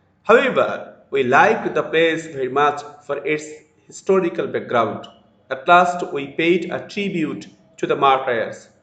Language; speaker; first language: English; non-native, local second language; Bangla